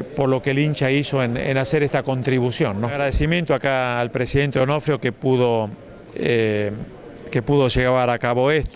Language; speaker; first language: Spanish; native; Spanish